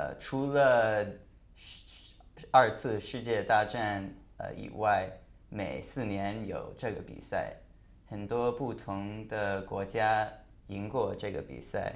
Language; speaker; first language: Chinese; non-native, learner; English